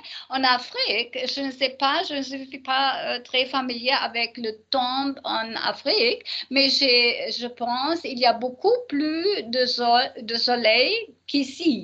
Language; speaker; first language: French; non-native, learner; German